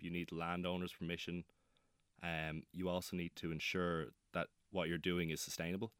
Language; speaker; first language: English; native; English